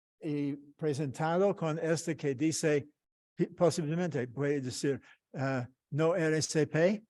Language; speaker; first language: Spanish; non-native, fluent; English